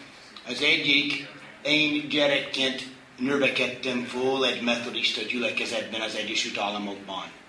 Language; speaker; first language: Hungarian; non-native, fluent; English